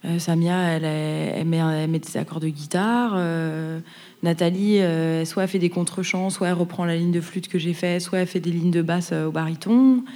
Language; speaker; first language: French; native; French